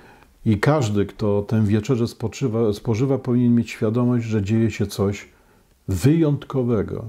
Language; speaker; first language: Polish; native; Polish